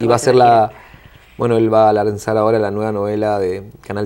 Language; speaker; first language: Spanish; native; Spanish